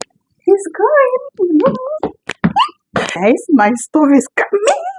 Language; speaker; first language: English; non-native, fluent; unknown